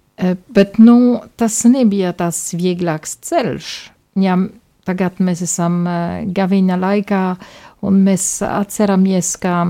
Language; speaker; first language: Latvian; non-native, fluent; Polish